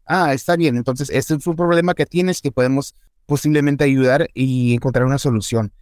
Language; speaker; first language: Spanish; early bilingual, heritage; Spanish